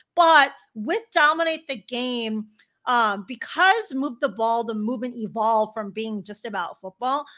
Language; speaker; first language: English; native; English